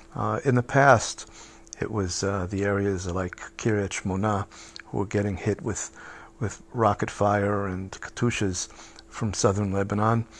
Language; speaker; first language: English; native; English